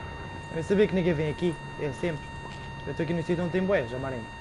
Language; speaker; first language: Portuguese; native; Portuguese